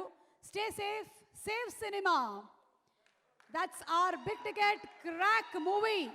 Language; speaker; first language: Telugu; native; Telugu